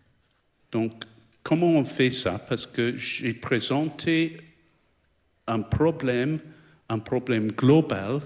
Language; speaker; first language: French; non-native, fluent; English